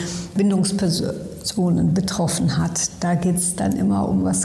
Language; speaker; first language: German; early bilingual, other home language; Turkish